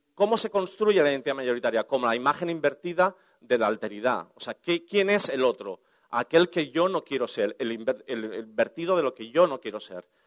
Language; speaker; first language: Spanish; native; Spanish